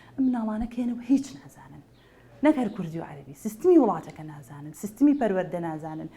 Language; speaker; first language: Central Kurdish; native; Central Kurdish